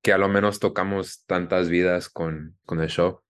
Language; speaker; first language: Spanish; early bilingual, heritage; Spanish